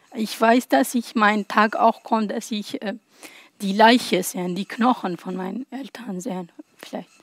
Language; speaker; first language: German; non-native, learner; Arabic